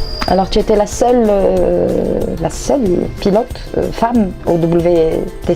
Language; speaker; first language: French; native; French